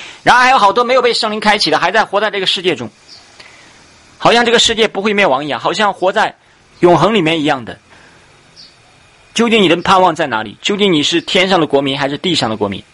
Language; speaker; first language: Chinese; native; Chinese